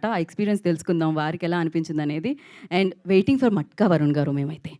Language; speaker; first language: Telugu; native; Telugu